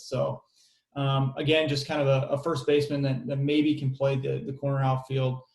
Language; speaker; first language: English; native; English